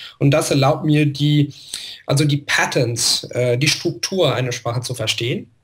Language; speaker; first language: German; non-native, fluent; Italian